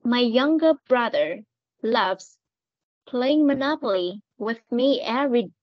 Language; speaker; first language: English; non-native, fluent; Vietnamese